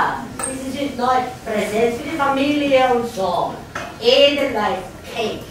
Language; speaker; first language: German; non-native, fluent; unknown